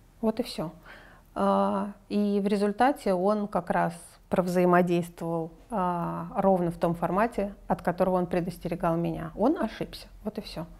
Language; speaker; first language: Russian; native; Russian